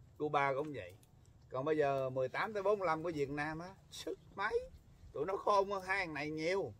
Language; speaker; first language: Vietnamese; early bilingual, heritage; Vietnamese